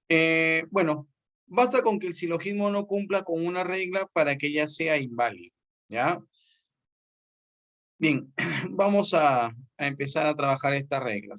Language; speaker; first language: Spanish; native; Spanish